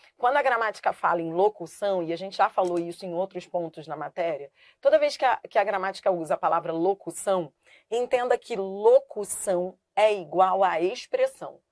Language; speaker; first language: Portuguese; native; Portuguese